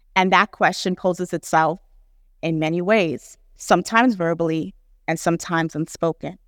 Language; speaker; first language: English; native; English